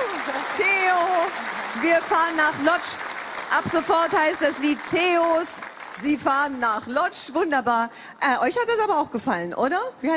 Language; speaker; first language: German; native; German